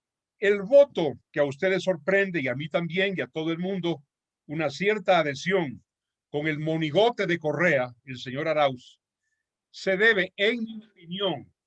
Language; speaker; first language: Spanish; native; Spanish